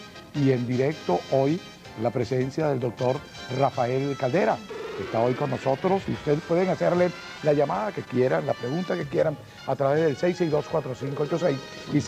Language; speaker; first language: Spanish; native; Spanish